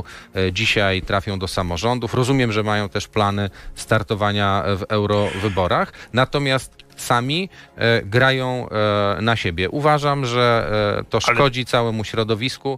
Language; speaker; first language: Polish; native; Polish